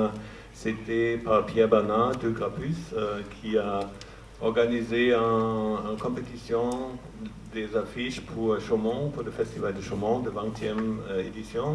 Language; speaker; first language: French; non-native, fluent; German